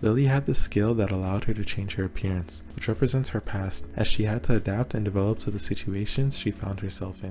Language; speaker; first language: English; native; English